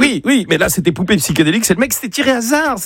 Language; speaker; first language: French; native; French